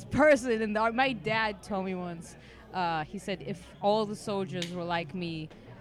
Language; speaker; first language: English; non-native, fluent; Hebrew